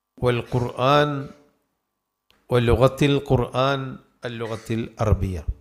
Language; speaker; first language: Arabic; non-native, fluent; Malayalam